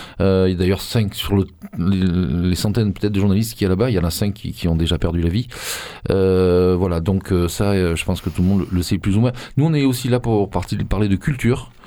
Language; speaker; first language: French; native; French